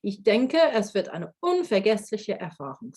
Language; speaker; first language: German; non-native, fluent; English